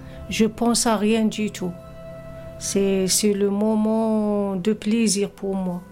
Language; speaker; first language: French; non-native, fluent; Arabic